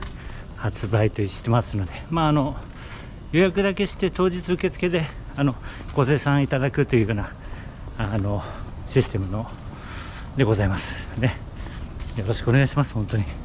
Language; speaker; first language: Japanese; native; Japanese